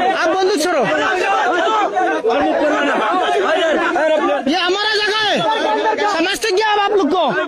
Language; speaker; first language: Hindi; non-native, learner; Bangla